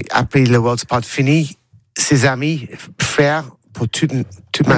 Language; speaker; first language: French; non-native, learner; English